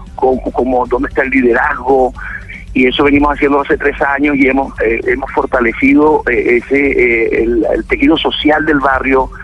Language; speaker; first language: Spanish; native; Spanish